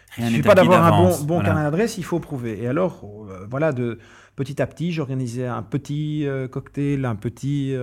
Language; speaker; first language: French; non-native, fluent; English